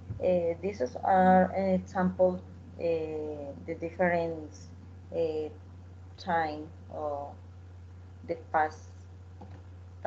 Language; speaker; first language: English; non-native, learner; Spanish